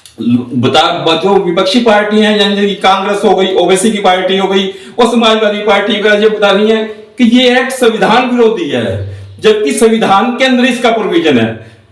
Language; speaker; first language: Hindi; native; Hindi